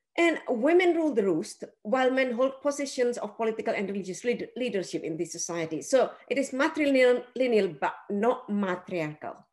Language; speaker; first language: English; non-native, fluent; Indonesian